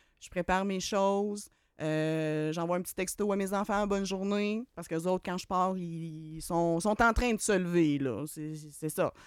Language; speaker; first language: French; native; French